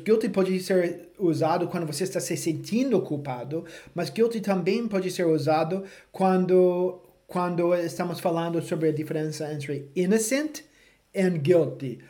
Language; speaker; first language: Portuguese; non-native, fluent; English